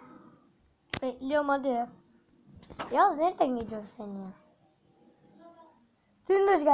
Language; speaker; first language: Turkish; native; Turkish